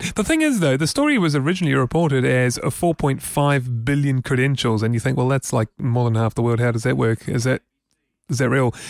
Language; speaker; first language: English; native; English